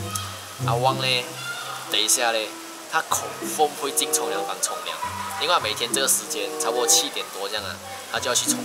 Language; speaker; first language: Chinese; native; Chinese